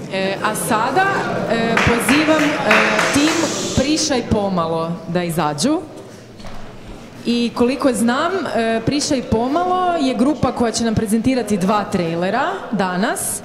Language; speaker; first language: Croatian; native; Croatian